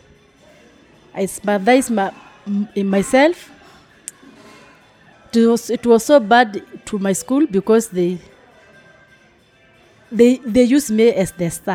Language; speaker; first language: English; non-native, local second language; Masai